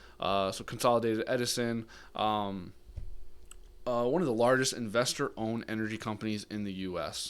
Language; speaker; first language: English; native; English